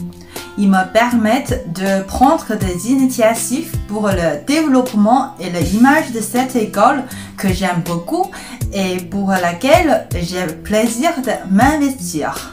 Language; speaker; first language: French; non-native, fluent; Chinese